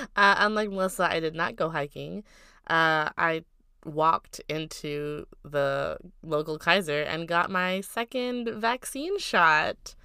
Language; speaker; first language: English; early bilingual, other home language; Filipino